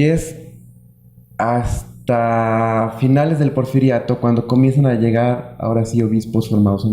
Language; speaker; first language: Spanish; native; Spanish